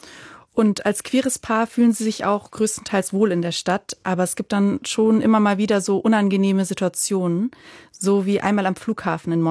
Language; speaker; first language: German; native; German